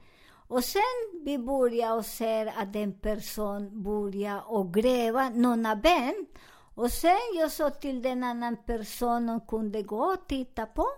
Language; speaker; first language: Swedish; non-native, learner; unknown